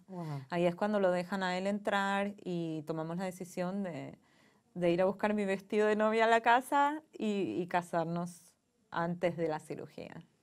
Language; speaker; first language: Spanish; native; Spanish